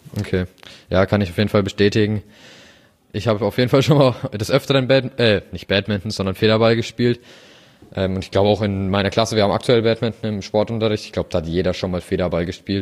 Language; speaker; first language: German; native; German